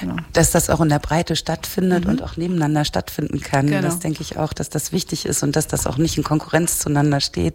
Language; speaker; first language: German; native; German